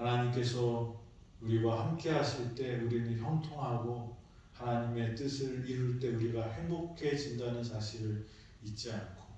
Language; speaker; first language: Korean; native; Korean